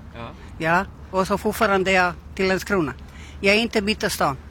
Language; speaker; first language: Swedish; non-native, learner; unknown